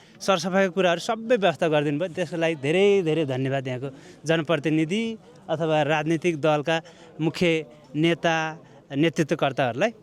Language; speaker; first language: Nepali; native; Nepali